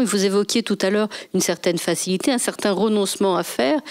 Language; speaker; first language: French; native; French